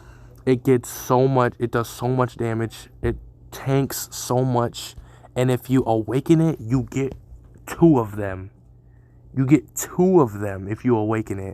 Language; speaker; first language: English; native; English